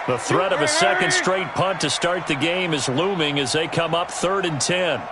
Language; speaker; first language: English; native; English